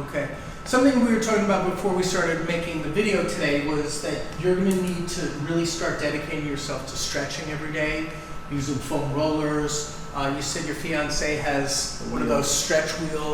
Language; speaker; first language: English; native; English